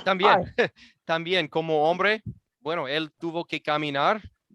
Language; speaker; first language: Spanish; non-native, fluent; English